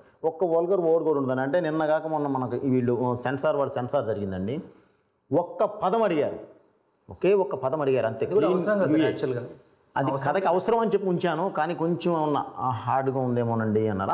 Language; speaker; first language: Telugu; native; Telugu